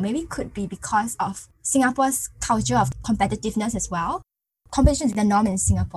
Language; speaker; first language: English; native; English